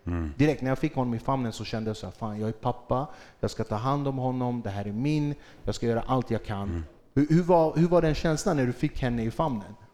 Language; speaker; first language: Swedish; early bilingual, other home language; Kurdish